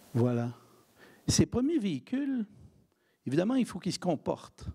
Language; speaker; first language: French; native; French